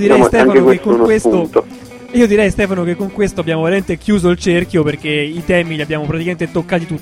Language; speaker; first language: Italian; native; Italian